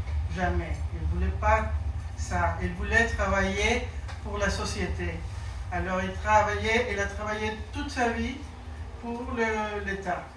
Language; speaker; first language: French; non-native, learner; Spanish